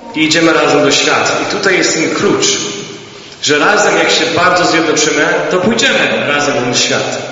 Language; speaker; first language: Polish; early bilingual, heritage; Polish